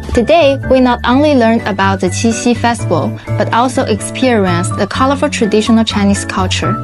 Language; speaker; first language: English; non-native, fluent; Chinese